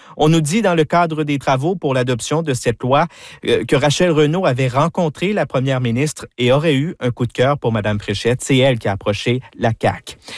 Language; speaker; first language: French; native; French